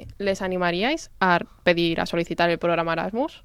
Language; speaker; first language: Spanish; native; Spanish